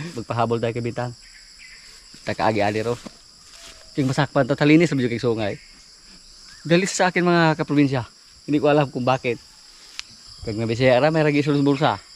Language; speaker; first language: Filipino; native; Filipino